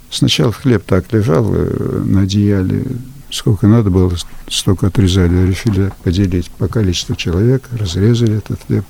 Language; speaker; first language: Russian; early bilingual, heritage; Russian